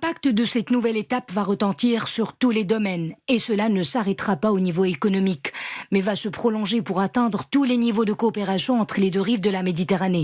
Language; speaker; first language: French; non-native, local second language; Arabic